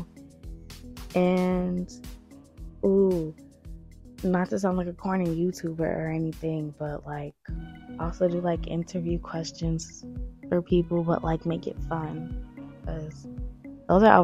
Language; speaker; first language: English; native; English